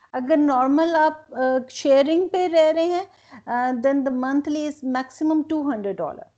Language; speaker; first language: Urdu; non-native, local second language; Punjabi